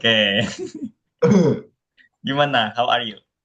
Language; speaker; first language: English; non-native, fluent; Indonesian